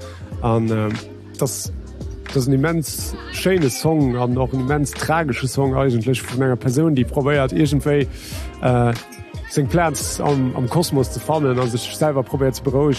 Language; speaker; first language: German; native; German